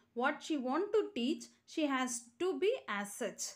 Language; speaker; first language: English; non-native, local second language; Tamil